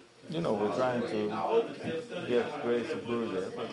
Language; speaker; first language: English; non-native, learner; Russian